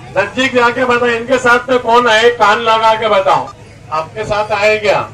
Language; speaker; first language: Hindi; non-native, local second language; Marathi